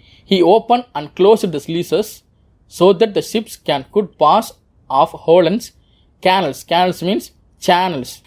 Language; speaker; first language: English; non-native, local second language; Tamil